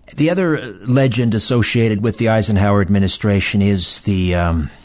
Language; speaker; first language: English; native; English